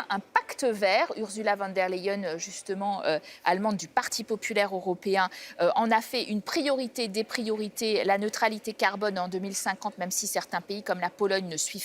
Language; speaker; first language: French; native; French